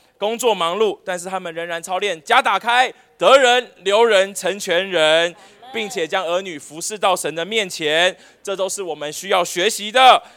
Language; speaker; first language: Chinese; native; Chinese